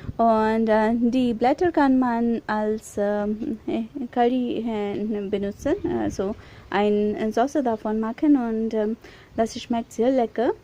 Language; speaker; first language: German; non-native, learner; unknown